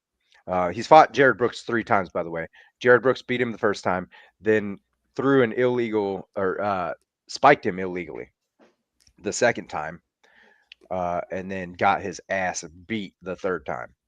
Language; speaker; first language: English; native; English